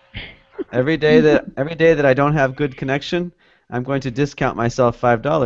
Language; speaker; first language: English; native; English